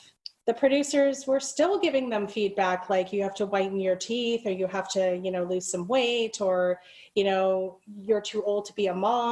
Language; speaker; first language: English; native; English